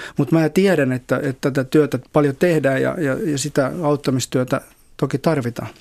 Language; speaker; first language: Finnish; native; Finnish